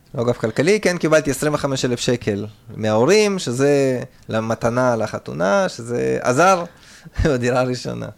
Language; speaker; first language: Hebrew; early bilingual, other home language; Russian